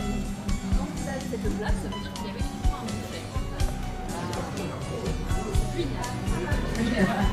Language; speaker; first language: French; native; French